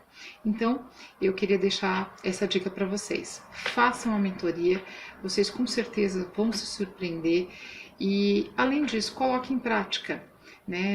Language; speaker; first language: Portuguese; native; Portuguese